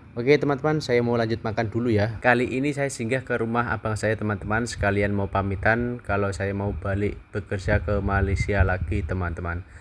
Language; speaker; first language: Indonesian; non-native, local second language; Javanese